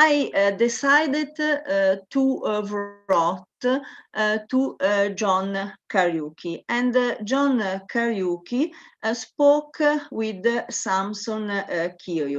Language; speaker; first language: English; non-native, learner; Italian